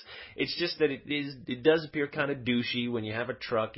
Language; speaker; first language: English; native; English